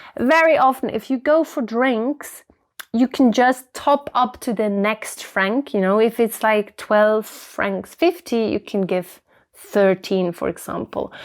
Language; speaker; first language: English; non-native, fluent; German